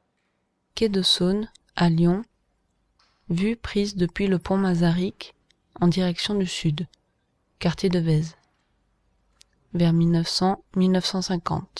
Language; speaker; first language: French; native; French